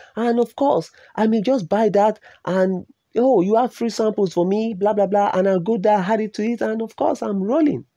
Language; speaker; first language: English; non-native, local second language; Yoruba